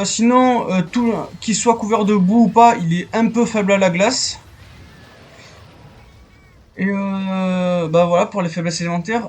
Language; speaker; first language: French; native; French